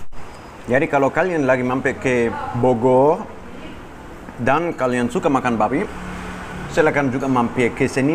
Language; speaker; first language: Indonesian; non-native, fluent; German